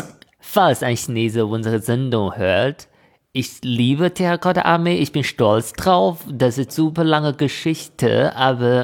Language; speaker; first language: German; non-native, fluent; Chinese